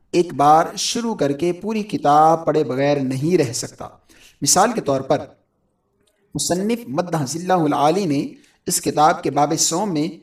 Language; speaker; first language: Urdu; native; Urdu